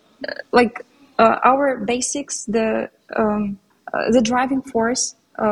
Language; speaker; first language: English; non-native, fluent; Tatar